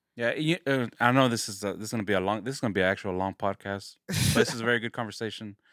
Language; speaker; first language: English; early bilingual, other home language; Spanish